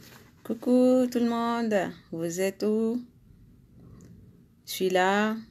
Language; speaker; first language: French; non-native, learner; Arabic